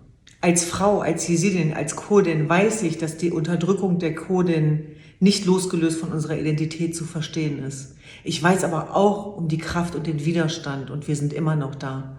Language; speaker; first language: German; early bilingual, other home language; Kurdish